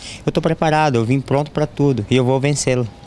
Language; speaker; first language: Portuguese; native; Portuguese